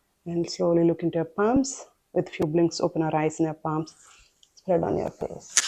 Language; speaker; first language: English; non-native, local second language; Telugu